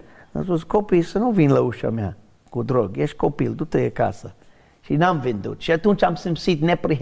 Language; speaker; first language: Romanian; non-native, fluent; English